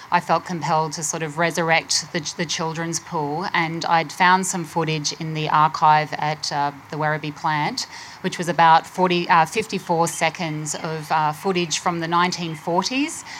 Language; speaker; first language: English; native; English